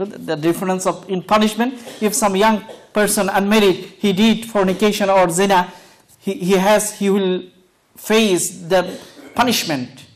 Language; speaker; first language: English; non-native, local second language; Bangla